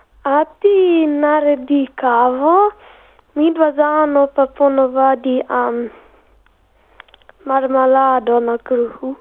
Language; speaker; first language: Slovenian; early bilingual, heritage; Slovenian